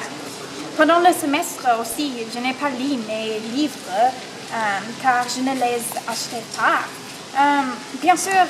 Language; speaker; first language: French; non-native, learner; English